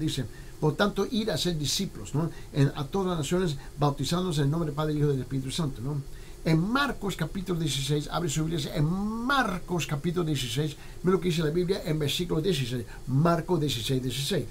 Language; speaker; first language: Spanish; early bilingual, heritage; Spanish